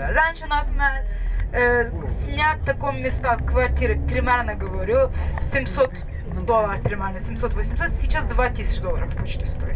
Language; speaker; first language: Russian; non-native, fluent; Turkish